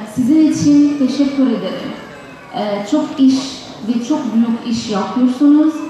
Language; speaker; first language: Turkish; non-native, learner; Arabic